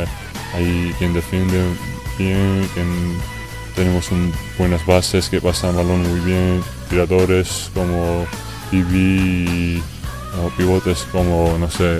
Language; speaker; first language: Spanish; non-native, fluent; Georgian